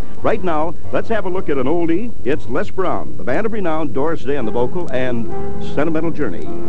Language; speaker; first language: English; native; English